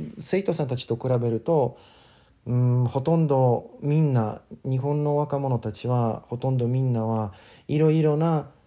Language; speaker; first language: Japanese; non-native, fluent; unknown